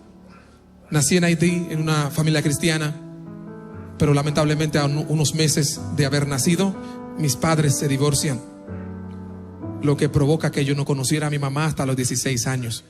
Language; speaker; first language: Spanish; non-native, fluent; Haitian Creole